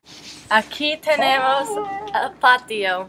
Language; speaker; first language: Spanish; non-native, learner; English